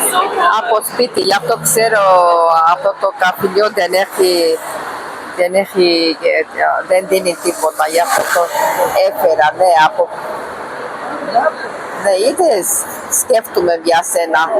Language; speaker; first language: Greek; non-native, learner; Armenian